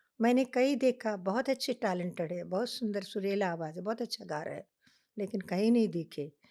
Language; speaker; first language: Hindi; non-native, local second language; Telugu